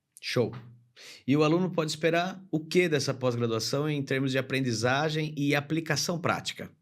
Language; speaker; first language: Portuguese; native; Portuguese